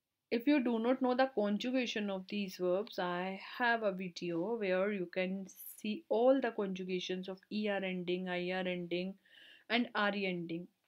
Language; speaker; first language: English; non-native, local second language; Hindi